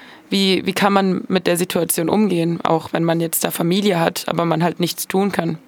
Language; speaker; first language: German; native; German